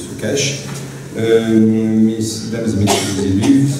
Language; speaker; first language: French; native; French